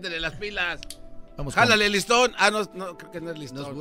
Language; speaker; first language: Spanish; native; Spanish